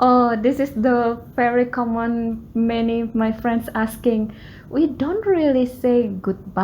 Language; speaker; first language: English; non-native, learner; Balinese